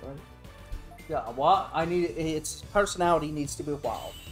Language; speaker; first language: English; native; English